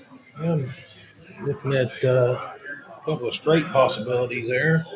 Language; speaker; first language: English; native; English